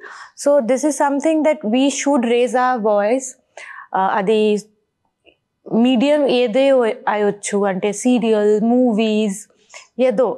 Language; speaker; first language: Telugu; non-native, learner; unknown